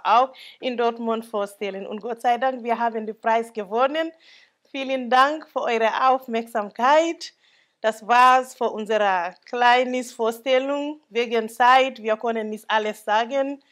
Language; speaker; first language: German; non-native, local second language; Mandingo